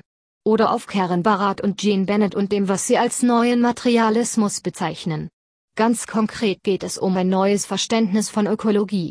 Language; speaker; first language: German; native; German